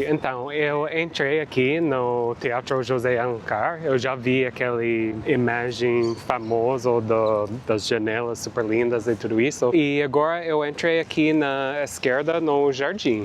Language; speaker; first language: Portuguese; non-native, fluent; English